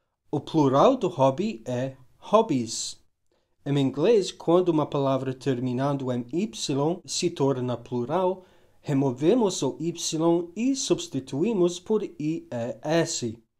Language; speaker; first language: Portuguese; non-native, fluent; English